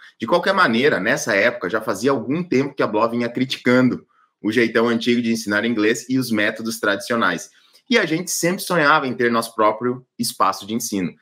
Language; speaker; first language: Portuguese; native; Portuguese